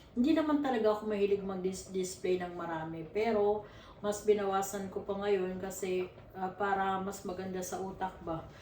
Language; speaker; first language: Filipino; non-native, local second language; Waray